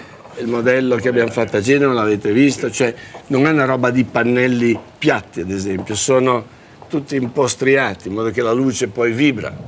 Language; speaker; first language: Italian; native; Italian